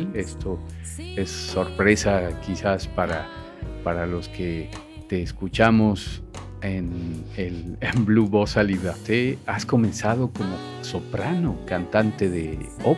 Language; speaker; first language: Spanish; native; Spanish